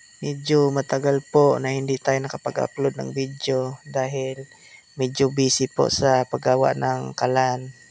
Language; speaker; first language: Filipino; non-native, local second language; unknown